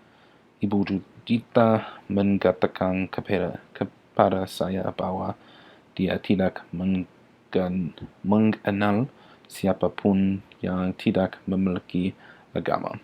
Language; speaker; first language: Indonesian; non-native, learner; English